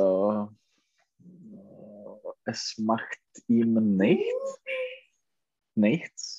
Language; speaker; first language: German; non-native, learner; Czech